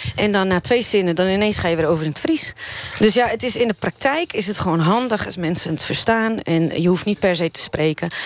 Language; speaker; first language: Dutch; non-native, local second language; Western Frisian